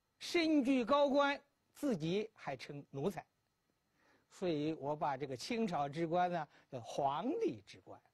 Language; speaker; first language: Chinese; native; Chinese